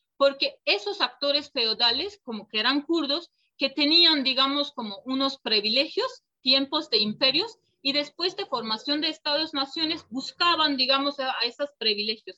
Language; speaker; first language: Spanish; non-native, fluent; Kurdish